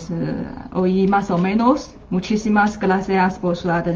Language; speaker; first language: Spanish; non-native, learner; Chinese